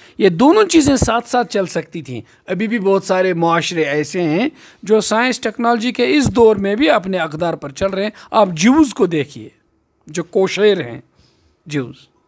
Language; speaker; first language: Urdu; non-native, local second language; Kashmiri